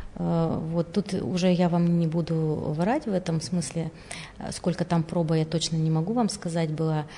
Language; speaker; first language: Russian; native; Russian